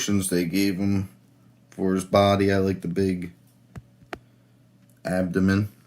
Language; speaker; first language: English; native; English